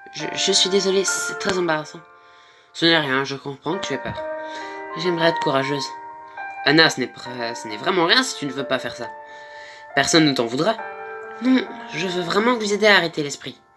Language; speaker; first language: French; native; French